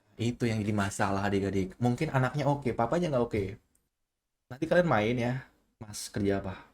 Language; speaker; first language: Indonesian; native; Indonesian